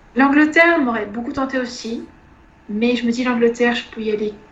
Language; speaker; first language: French; native; French